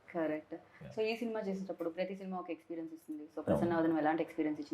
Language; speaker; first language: Telugu; native; Telugu